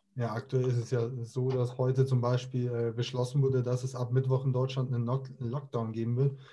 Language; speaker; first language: German; native; German